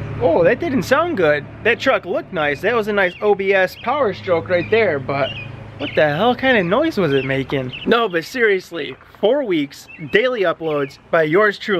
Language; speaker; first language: English; native; English